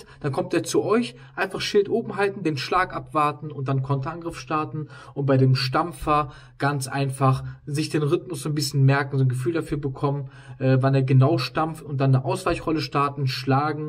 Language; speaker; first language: German; native; German